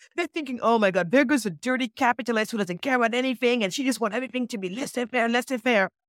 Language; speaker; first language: English; early bilingual, other home language; Wolof